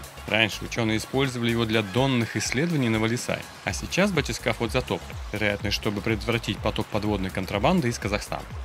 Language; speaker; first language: Russian; native; Russian